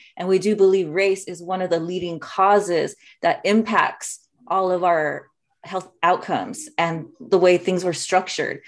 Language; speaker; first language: English; native; English